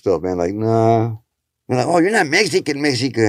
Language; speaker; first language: English; early bilingual, other home language; Spanish